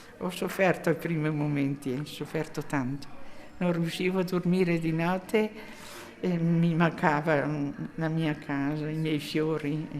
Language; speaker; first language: Italian; early bilingual, heritage; Italian